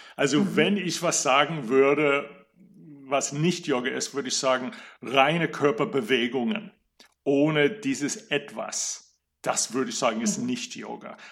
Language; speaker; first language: German; non-native, fluent; English